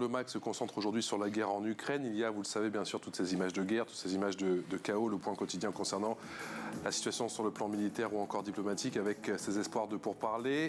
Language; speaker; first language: French; native; French